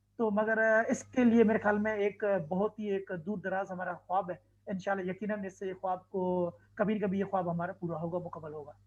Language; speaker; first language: Urdu; non-native, local second language; Sindhi